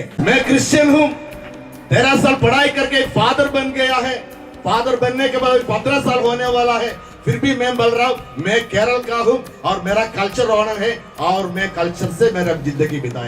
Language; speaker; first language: Hindi; non-native, fluent; Malayalam